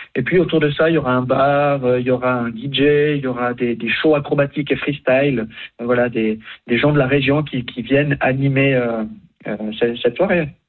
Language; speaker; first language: French; native; French